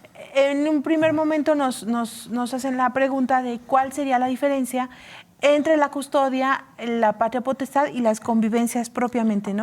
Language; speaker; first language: Spanish; native; Spanish